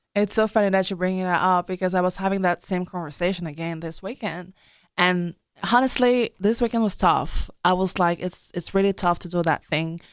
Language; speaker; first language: English; non-native, local second language; French